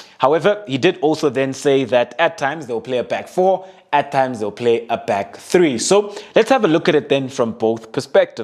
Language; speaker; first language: English; non-native, local second language; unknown